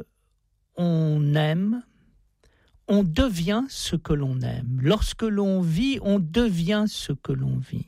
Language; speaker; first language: French; native; French